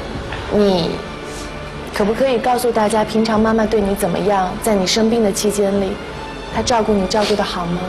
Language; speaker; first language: Chinese; native; Chinese